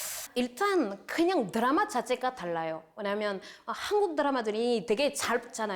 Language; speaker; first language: Korean; non-native, fluent; French